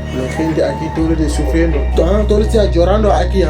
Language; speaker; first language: Spanish; non-native, learner; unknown